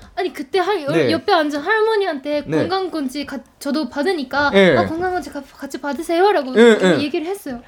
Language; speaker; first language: Korean; non-native, fluent; Japanese